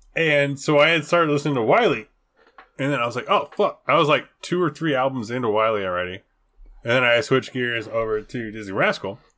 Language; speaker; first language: English; native; English